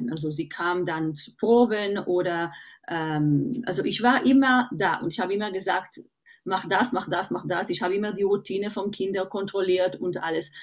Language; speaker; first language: German; non-native, fluent; Hebrew